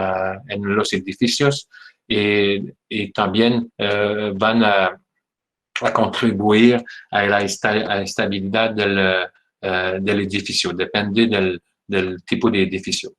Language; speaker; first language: Spanish; non-native, fluent; French